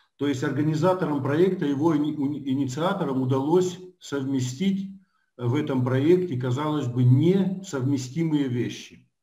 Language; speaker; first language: Russian; native; Russian